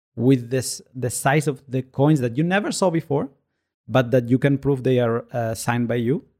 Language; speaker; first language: English; non-native, fluent; Spanish